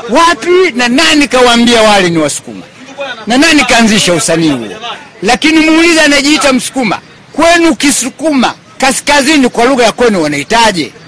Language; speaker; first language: Swahili; native; Swahili